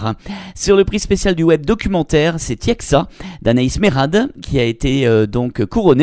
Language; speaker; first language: French; native; French